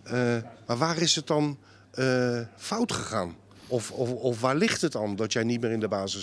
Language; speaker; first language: Dutch; native; Dutch